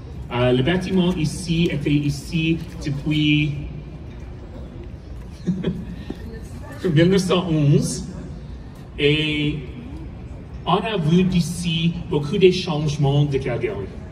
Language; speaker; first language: French; non-native, fluent; English